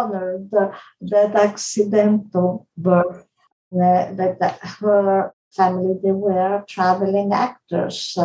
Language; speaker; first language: English; non-native, fluent; Italian